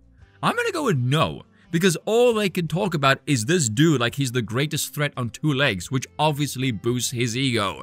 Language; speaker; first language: English; native; English